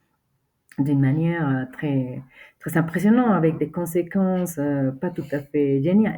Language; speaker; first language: French; non-native, fluent; Spanish